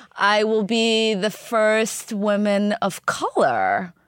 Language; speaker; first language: English; early bilingual, other home language; Somali